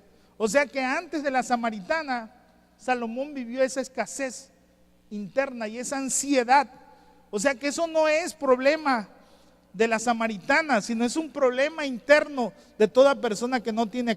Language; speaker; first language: Spanish; native; Spanish